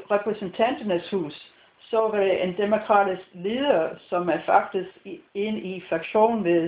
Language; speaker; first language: Danish; non-native, fluent; English